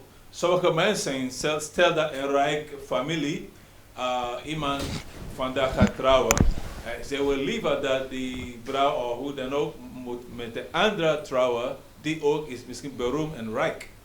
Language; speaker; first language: Dutch; non-native, learner; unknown